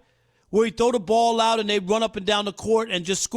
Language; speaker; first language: English; native; English